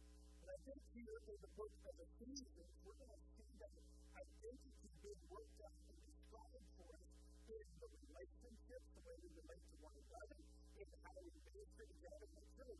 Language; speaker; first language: English; native; English